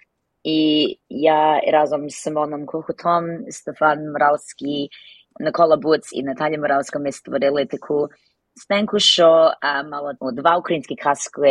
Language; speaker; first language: Ukrainian; early bilingual, heritage; Ukrainian